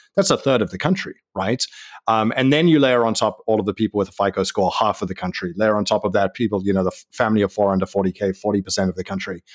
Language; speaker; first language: English; native; English